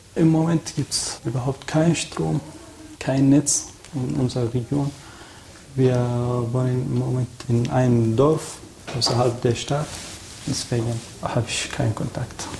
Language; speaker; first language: German; non-native, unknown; Arabic